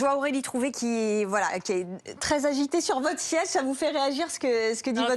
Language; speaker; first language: French; native; French